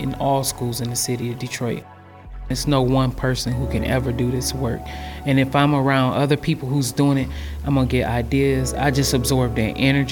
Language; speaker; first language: English; native; English